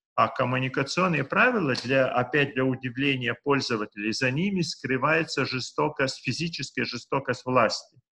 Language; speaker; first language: Russian; non-native, local second language; Lithuanian